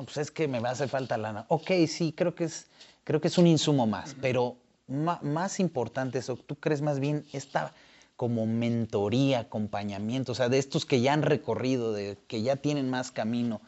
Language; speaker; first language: Spanish; native; Spanish